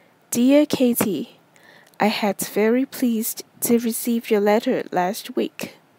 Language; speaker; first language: English; non-native, local second language; Cantonese